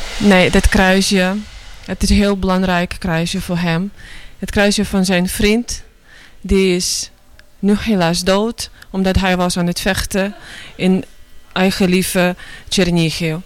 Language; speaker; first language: Dutch; non-native, learner; Ukrainian